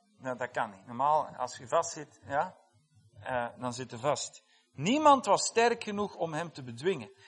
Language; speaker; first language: Dutch; non-native, fluent; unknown